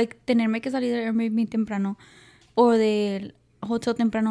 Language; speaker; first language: Spanish; early bilingual, heritage; Spanish